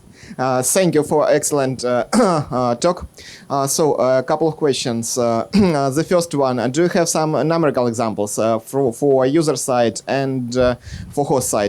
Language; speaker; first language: English; non-native, fluent; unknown